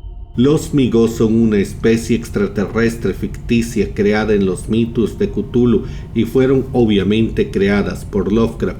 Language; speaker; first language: Spanish; native; Spanish